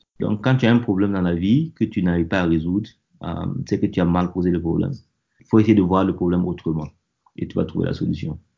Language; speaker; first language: French; non-native, local second language; Mossi